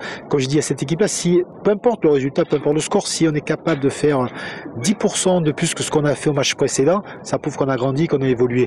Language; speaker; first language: French; native; French